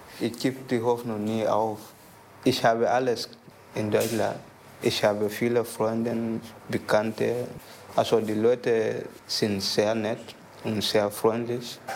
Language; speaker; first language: German; non-native, learner; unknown